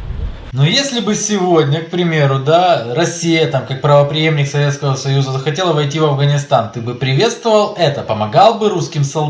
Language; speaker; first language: Russian; native; Russian